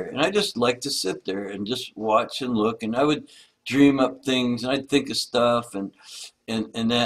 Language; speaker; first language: English; native; English